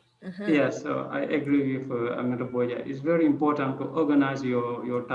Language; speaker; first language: English; non-native, learner; French